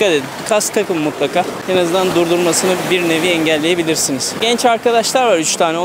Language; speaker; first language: Turkish; native; Turkish